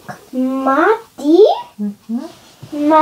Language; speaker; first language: Indonesian; early bilingual, heritage; Indonesian